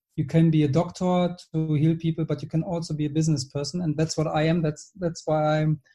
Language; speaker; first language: English; non-native, fluent; German